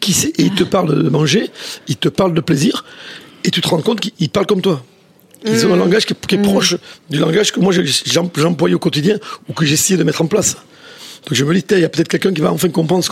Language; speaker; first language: French; native; French